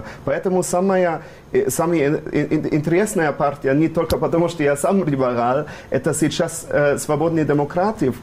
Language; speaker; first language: Russian; non-native, fluent; German